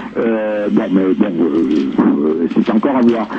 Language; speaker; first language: French; native; French